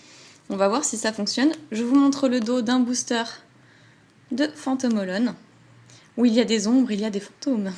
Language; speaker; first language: French; native; French